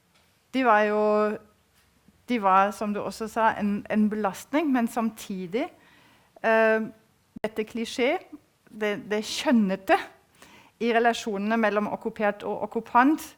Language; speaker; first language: Norwegian; non-native, fluent; German